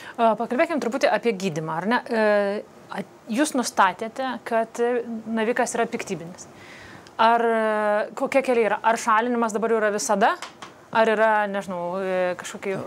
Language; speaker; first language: Lithuanian; native; Lithuanian